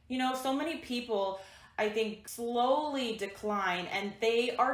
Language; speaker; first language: English; native; English